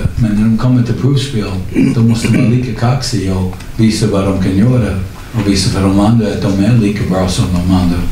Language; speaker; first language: Swedish; non-native, learner; English